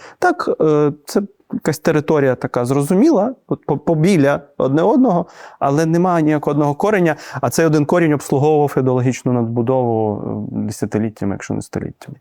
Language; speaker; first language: Ukrainian; native; Ukrainian